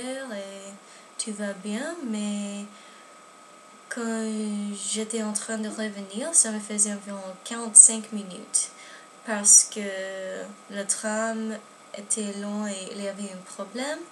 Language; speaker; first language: French; non-native, learner; English